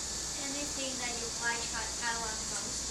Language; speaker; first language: English; non-native, learner; Chinese